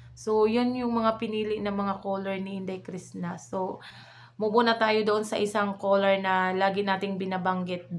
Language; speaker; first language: Filipino; non-native, local second language; Waray